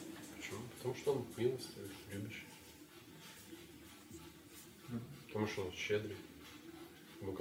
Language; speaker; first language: Russian; native; Russian